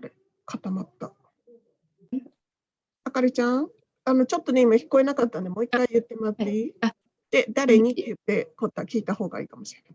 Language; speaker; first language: Japanese; native; Japanese